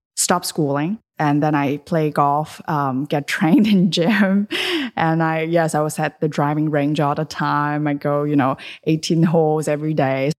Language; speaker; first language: English; early bilingual, other home language; Chinese